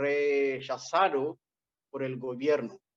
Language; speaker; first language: Spanish; non-native, fluent; Portuguese